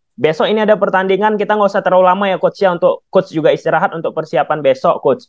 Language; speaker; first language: Indonesian; native; Indonesian